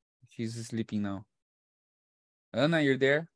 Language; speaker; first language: English; non-native, fluent; Portuguese